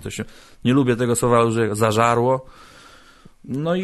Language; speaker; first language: Polish; native; Polish